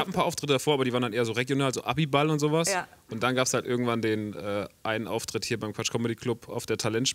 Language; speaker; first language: German; native; German